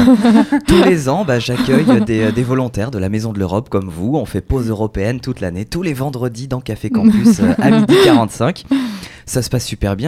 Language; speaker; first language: French; native; French